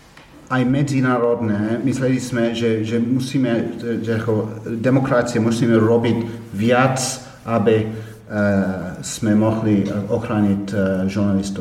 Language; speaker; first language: Slovak; non-native, fluent; English